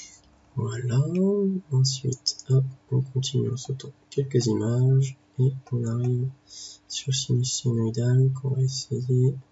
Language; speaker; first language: French; native; French